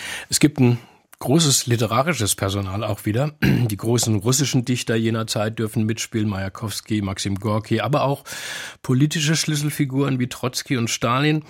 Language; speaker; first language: German; native; German